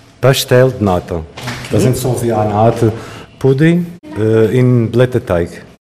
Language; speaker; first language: German; non-native, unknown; Portuguese